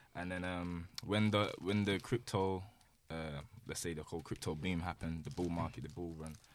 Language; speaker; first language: English; native; English